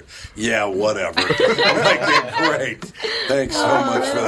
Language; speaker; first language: English; native; English